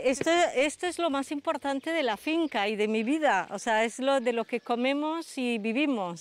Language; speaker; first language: Spanish; non-native, fluent; French